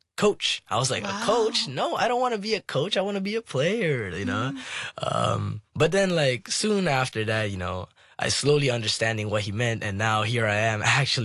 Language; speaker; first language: English; non-native, local second language; Nepali